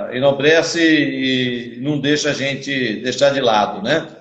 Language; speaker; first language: Portuguese; native; Portuguese